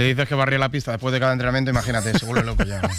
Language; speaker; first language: Spanish; native; Spanish